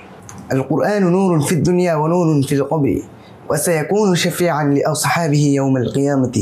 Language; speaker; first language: Arabic; non-native, learner; Bangla